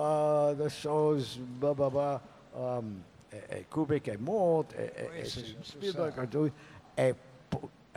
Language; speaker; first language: French; non-native, learner; English